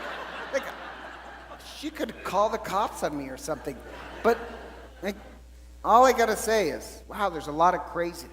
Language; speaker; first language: English; native; English